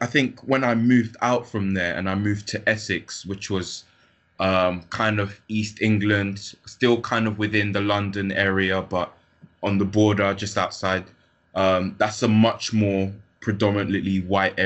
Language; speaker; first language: English; native; English